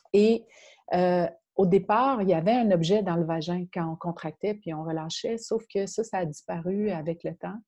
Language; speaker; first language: French; native; French